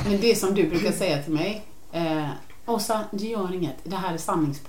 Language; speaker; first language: Swedish; native; Swedish